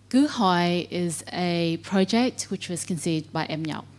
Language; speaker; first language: English; native; English